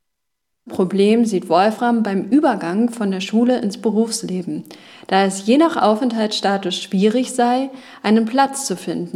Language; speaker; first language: German; native; German